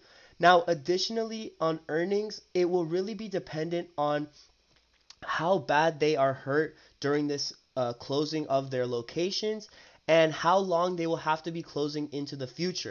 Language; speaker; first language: English; native; English